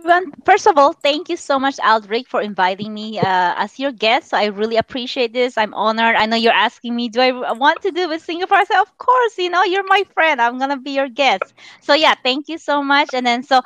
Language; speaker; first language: English; non-native, local second language; Min Nan Chinese